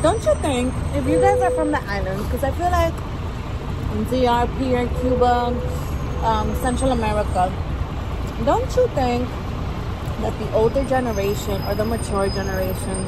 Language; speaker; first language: English; early bilingual, other home language; Spanish